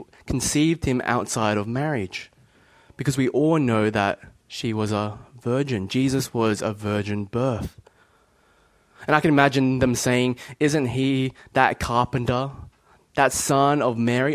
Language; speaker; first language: English; native; English